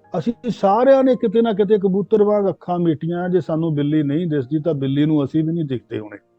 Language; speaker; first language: Punjabi; native; Punjabi